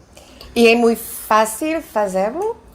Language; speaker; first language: Portuguese; non-native, learner; English